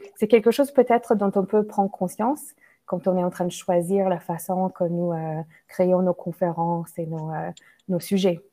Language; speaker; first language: French; non-native, fluent; English